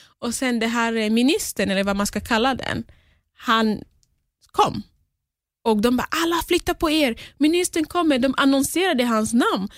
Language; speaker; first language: Swedish; early bilingual, other home language; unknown